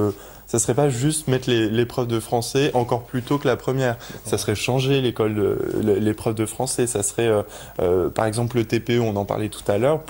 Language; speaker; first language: French; native; French